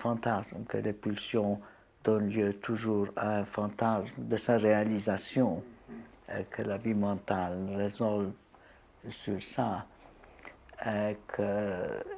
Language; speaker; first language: French; non-native, fluent; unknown